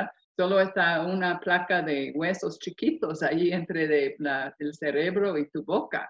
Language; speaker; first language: Spanish; non-native, fluent; English